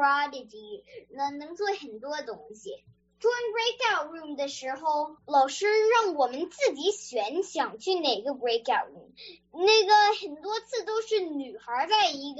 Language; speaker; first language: Chinese; early bilingual, other home language; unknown